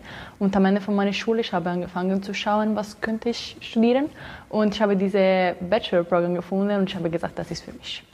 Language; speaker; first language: German; non-native, learner; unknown